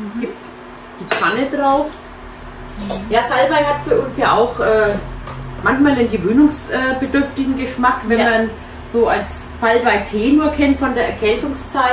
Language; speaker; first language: German; native; German